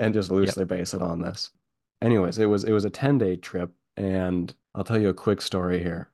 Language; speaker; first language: English; native; English